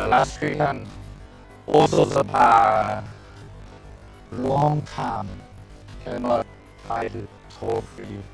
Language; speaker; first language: English; non-native, learner; Thai